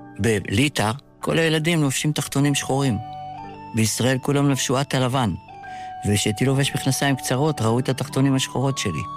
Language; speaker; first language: Hebrew; early bilingual, other home language; Yiddish